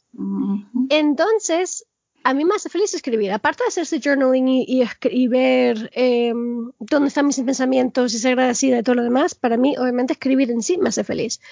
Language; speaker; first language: Spanish; early bilingual, heritage; Spanish